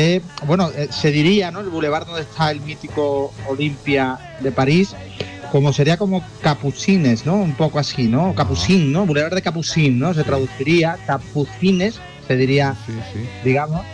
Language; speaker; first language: Spanish; native; Spanish